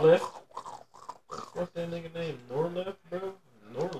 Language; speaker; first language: English; native; English